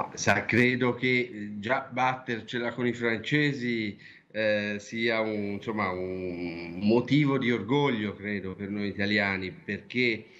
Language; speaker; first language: Italian; native; Italian